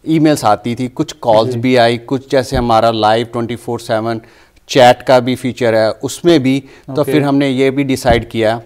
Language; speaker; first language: Hindi; native; Hindi